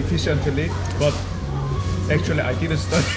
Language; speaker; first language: English; non-native, learner; Korean